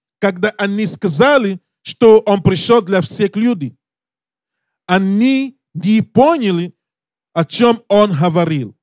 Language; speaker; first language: Russian; non-native, learner; English